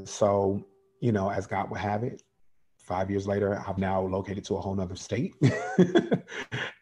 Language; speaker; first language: English; native; English